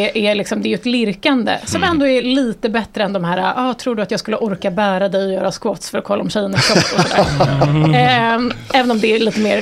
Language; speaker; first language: Swedish; native; Swedish